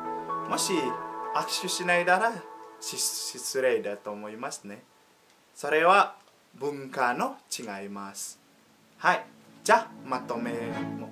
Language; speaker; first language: Japanese; non-native, learner; Indonesian